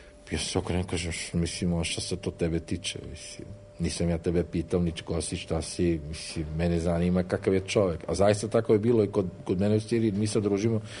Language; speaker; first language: Croatian; non-native, fluent; Arabic